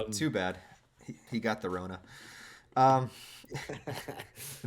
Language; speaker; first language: English; native; English